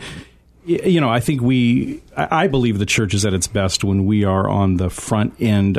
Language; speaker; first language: English; native; English